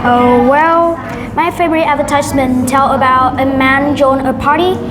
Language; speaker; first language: English; non-native, learner; Vietnamese